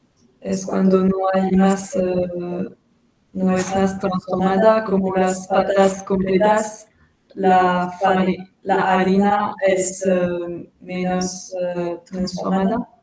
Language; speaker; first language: Spanish; non-native, learner; French